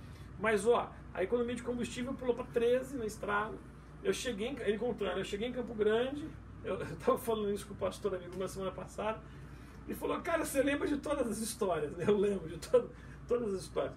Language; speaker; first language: Portuguese; native; Portuguese